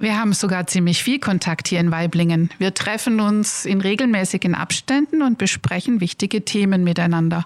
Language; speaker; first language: German; native; German